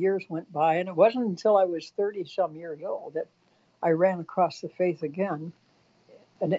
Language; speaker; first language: English; native; English